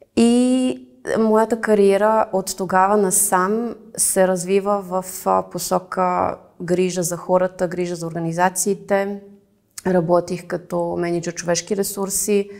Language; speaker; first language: Bulgarian; early bilingual, heritage; Bulgarian